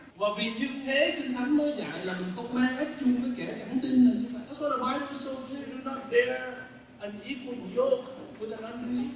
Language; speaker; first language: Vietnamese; early bilingual, heritage; Vietnamese